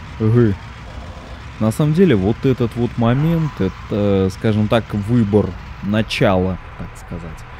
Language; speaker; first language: Russian; native; Russian